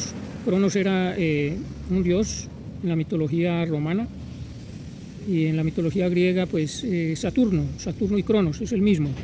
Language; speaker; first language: Spanish; native; Spanish